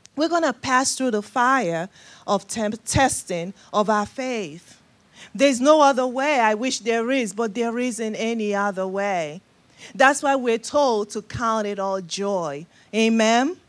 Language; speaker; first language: English; non-native, local second language; Igbo